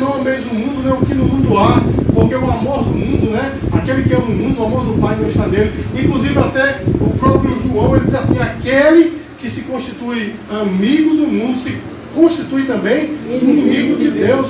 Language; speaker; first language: Portuguese; native; Portuguese